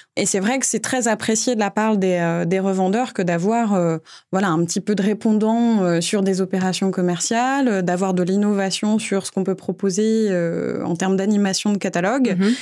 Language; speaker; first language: French; native; French